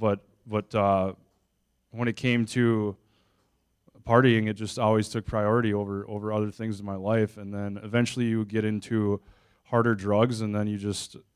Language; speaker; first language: English; native; English